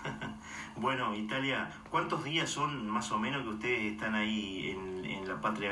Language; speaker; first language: Spanish; native; Spanish